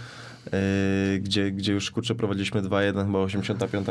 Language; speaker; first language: Polish; native; Polish